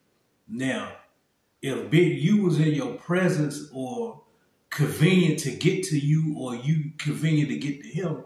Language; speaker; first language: English; native; English